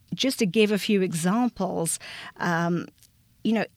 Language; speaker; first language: English; native; English